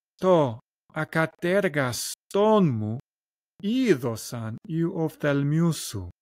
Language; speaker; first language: Greek; non-native, learner; English